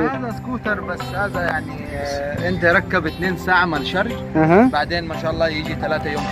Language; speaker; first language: Arabic; non-native, learner; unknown